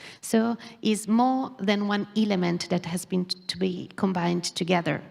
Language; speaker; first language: English; non-native, fluent; Italian